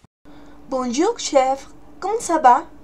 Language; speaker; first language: French; non-native, learner; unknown